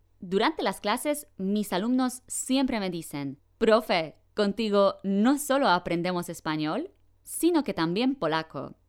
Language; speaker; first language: Spanish; non-native, fluent; Polish